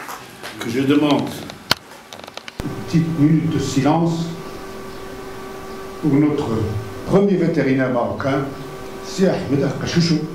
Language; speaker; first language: French; non-native, local second language; Arabic